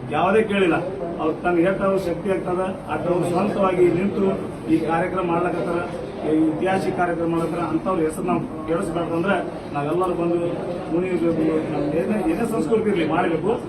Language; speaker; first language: Kannada; non-native, local second language; Lambadi